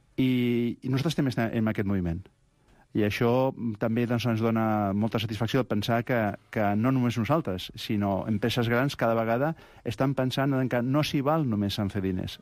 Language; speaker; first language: Catalan; non-native, local second language; Spanish